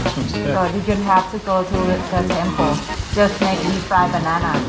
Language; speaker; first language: English; non-native, learner; Thai